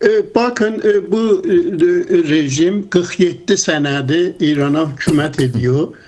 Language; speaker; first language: Turkish; non-native, fluent; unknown